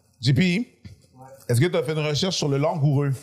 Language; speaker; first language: French; native; French